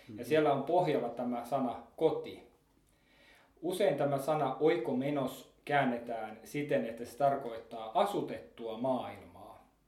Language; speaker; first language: Finnish; native; Finnish